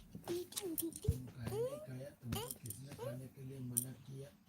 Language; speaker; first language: Hindi; non-native, local second language; Bangla